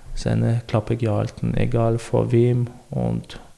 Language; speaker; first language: German; early bilingual, other home language; Chechen